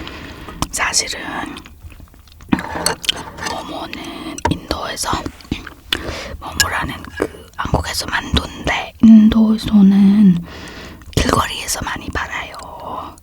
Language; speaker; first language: Korean; non-native, fluent; Hindi